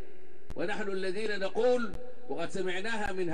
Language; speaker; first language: Arabic; native; Arabic